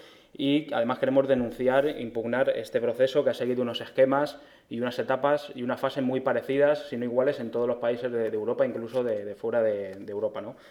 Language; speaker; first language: Spanish; native; Spanish